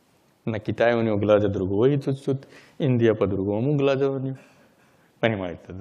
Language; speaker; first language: Russian; non-native, learner; Hindi